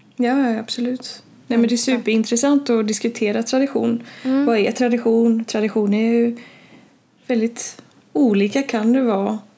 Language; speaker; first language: Swedish; early bilingual, other home language; Norwegian